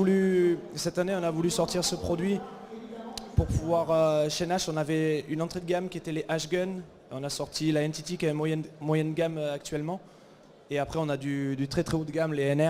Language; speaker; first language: French; native; French